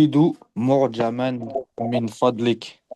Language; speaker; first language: Arabic; non-native, learner; French